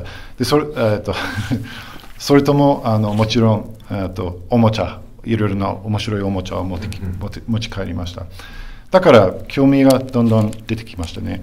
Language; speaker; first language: Japanese; non-native, fluent; English